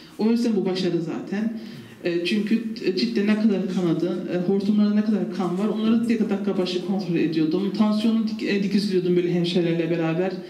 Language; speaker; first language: Turkish; early bilingual, heritage; Turkish